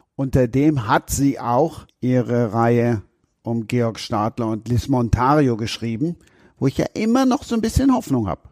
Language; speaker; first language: German; native; German